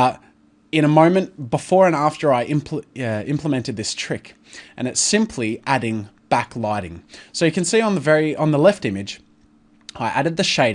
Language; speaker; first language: English; native; English